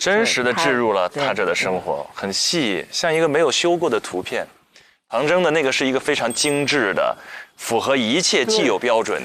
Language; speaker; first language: Chinese; native; Chinese